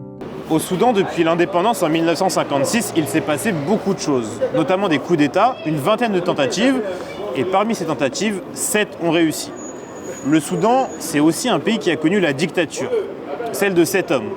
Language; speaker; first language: French; native; French